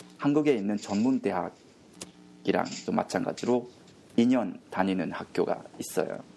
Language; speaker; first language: Korean; non-native, fluent; Japanese